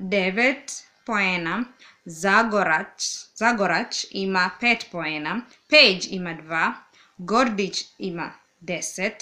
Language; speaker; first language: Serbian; non-native, learner; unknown